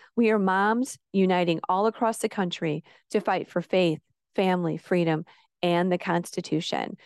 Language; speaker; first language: English; native; English